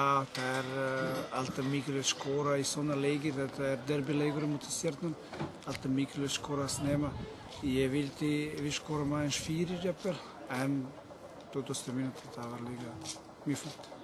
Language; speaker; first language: Icelandic; non-native, learner; Serbian